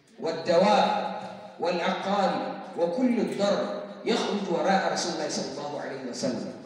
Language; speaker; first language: Arabic; non-native, learner; Hausa